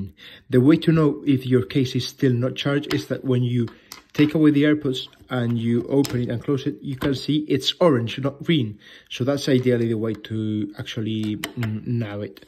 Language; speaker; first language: English; non-native, fluent; Spanish